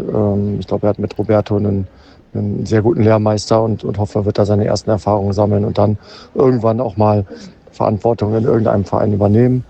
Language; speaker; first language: German; native; German